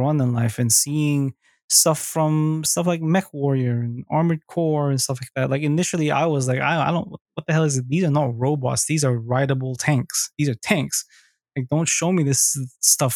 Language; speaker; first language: English; non-native, local second language; Filipino